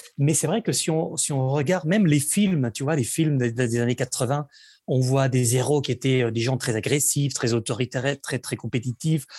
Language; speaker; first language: French; non-native, fluent; Catalan